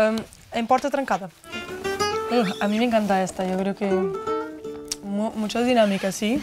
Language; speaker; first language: Spanish; non-native, fluent; Portuguese